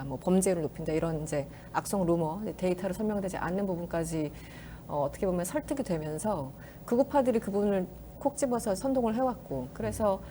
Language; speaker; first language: Korean; native; Korean